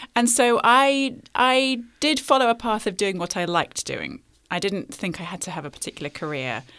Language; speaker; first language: English; native; English